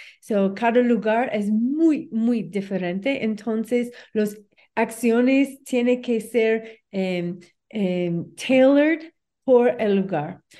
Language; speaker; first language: Spanish; non-native, learner; English